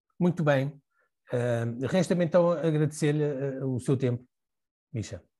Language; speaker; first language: Portuguese; native; Portuguese